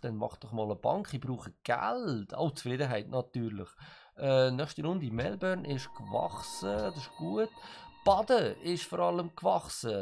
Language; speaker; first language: German; native; German